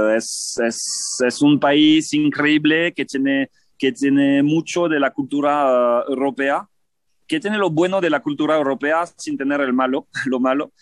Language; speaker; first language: Spanish; non-native, fluent; French